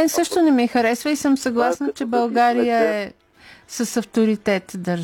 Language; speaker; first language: Bulgarian; native; Bulgarian